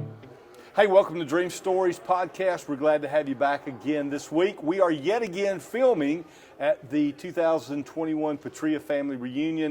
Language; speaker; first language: English; native; English